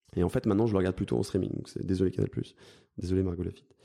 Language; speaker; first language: French; native; French